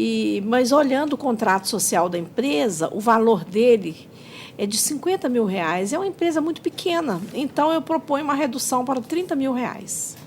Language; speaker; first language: Portuguese; native; Portuguese